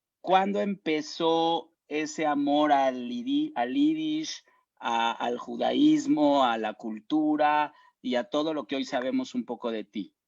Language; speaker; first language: Spanish; native; Spanish